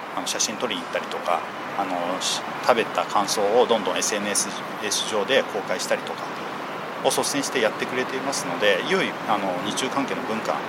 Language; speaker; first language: Japanese; early bilingual, other home language; Chinese